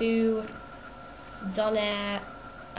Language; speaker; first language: French; non-native, learner; English